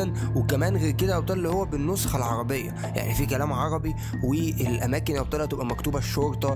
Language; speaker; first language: Arabic; native; Arabic